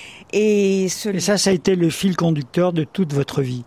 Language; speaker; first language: French; native; French